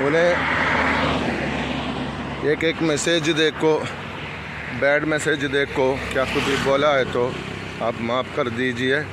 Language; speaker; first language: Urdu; non-native, learner; Malayalam